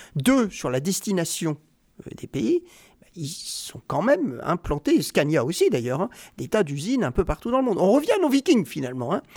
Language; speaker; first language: French; native; French